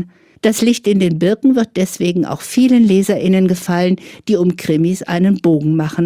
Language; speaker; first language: German; native; German